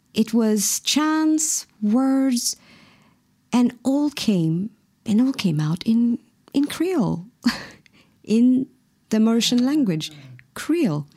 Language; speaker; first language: English; non-native, fluent; Morisyen